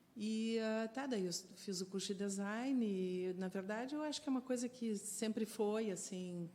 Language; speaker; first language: Portuguese; non-native, fluent; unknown